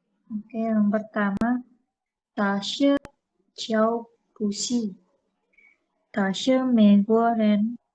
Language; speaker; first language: Chinese; non-native, learner; Indonesian